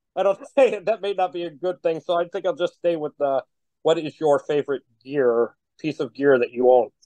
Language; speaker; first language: English; native; English